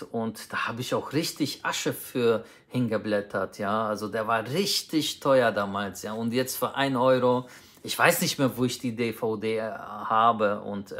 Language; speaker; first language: German; native; German